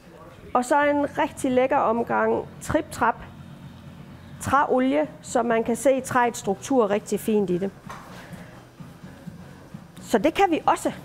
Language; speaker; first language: Danish; native; Danish